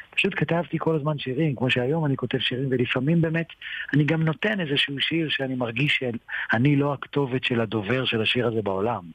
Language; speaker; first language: Hebrew; early bilingual, other home language; Georgian